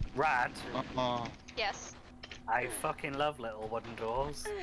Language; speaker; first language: English; native; English